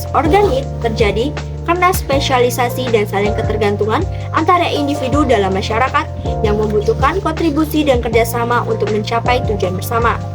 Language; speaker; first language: Indonesian; native; Indonesian